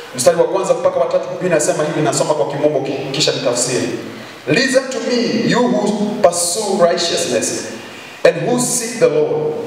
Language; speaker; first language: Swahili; non-native, local second language; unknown